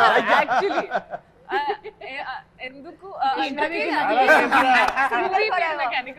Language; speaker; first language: Telugu; non-native, learner; Hindi